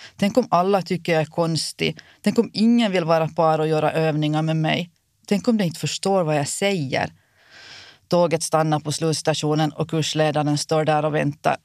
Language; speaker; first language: Swedish; native; Swedish